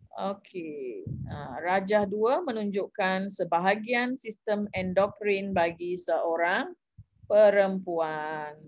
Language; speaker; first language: Malay; non-native, local second language; Tamil